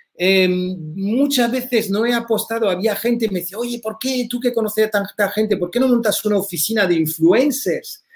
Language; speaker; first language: Spanish; early bilingual, heritage; French